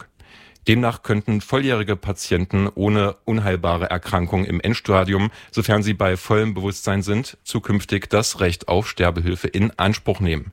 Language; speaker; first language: German; native; German